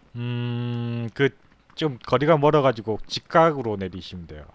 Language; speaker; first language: Korean; native; Korean